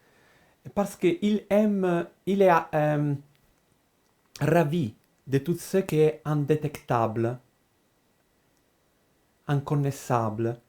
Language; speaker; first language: French; non-native, fluent; Italian